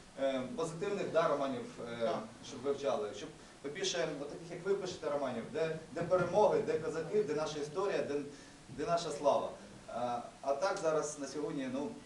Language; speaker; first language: Ukrainian; non-native, local second language; Russian